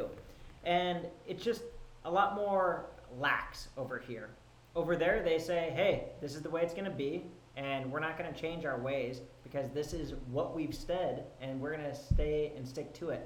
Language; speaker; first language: English; native; English